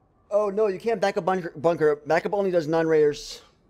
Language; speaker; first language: English; native; English